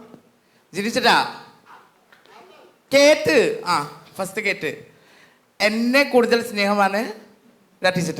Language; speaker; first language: Malayalam; non-native, local second language; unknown